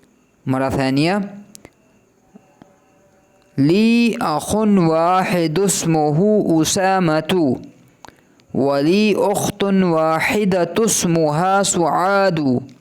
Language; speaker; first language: Arabic; non-native, fluent; Urdu